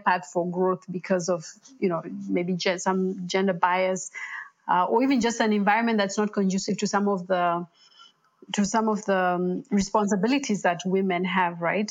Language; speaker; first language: English; non-native, local second language; Shona